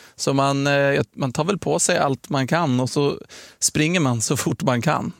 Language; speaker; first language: Swedish; native; Swedish